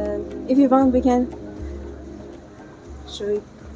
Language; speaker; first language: English; non-native, fluent; Persian